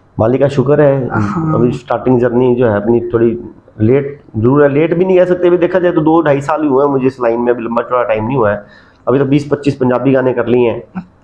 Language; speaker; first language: Hindi; non-native, local second language; Punjabi